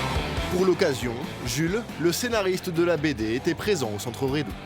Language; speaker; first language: French; native; French